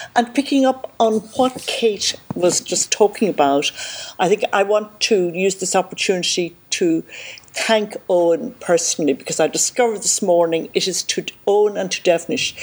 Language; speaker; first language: English; native; English